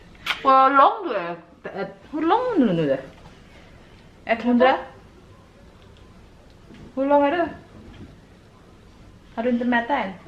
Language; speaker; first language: Swedish; non-native, fluent; Indonesian